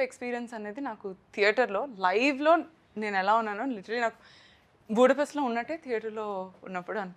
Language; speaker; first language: Telugu; native; Telugu